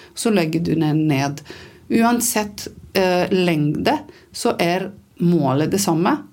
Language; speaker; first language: Norwegian; non-native, fluent; Romanian